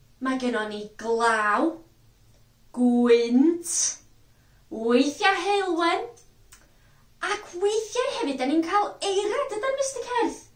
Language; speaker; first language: Welsh; native; Welsh